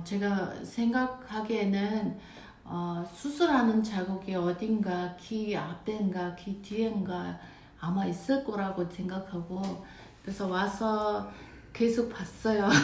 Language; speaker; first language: Korean; non-native, fluent; Mongolian